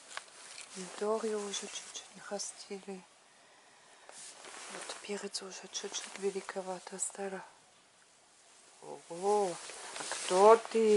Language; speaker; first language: Russian; non-native, learner; German